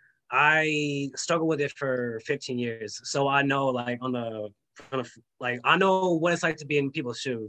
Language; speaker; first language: English; native; English